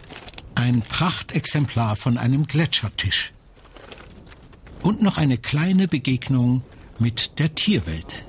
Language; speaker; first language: German; native; German